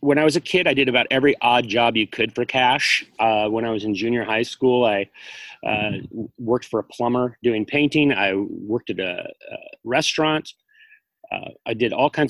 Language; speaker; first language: English; native; English